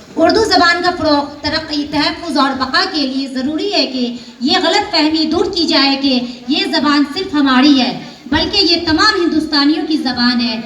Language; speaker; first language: Urdu; native; Urdu